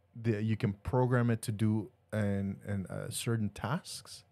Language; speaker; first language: English; early bilingual, other home language; Spanish